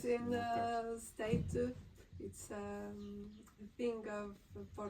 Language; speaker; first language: English; non-native, learner; Portuguese